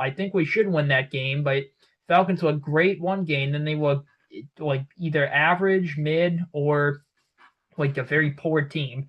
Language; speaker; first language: English; native; English